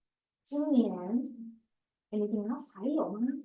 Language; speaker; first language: Chinese; non-native, fluent; English